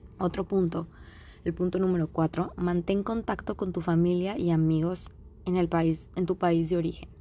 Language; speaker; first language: Spanish; native; Spanish